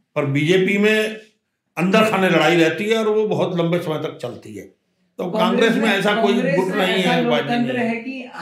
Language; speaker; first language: Hindi; native; Hindi